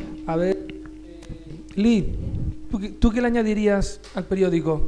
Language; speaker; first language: Spanish; native; Spanish